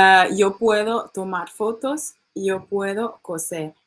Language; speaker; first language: Spanish; non-native, learner; English